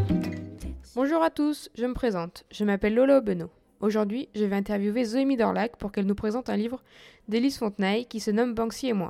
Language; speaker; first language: French; native; French